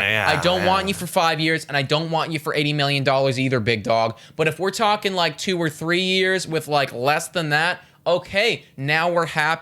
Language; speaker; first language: English; native; English